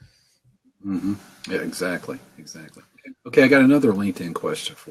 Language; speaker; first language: English; native; English